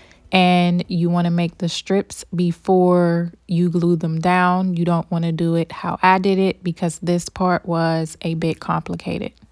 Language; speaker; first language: English; native; English